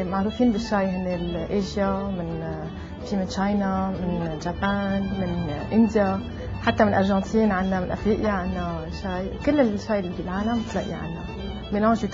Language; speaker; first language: Arabic; native; Arabic